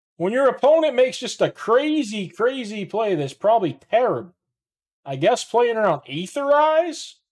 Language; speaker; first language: English; native; English